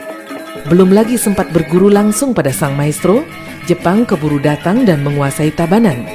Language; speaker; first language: Indonesian; native; Indonesian